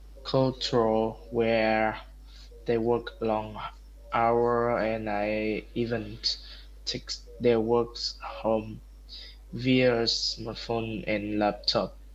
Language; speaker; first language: English; non-native, learner; Vietnamese